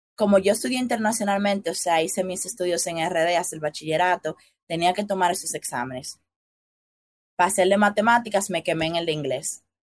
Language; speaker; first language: Spanish; native; Spanish